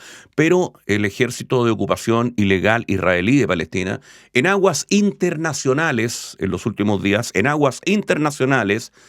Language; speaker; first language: Spanish; native; Spanish